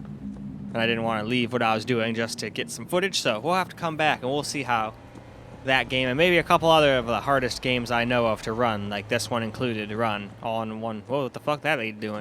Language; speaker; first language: English; native; English